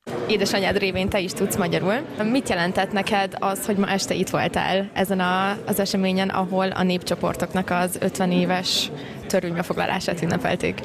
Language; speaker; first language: Hungarian; native; Hungarian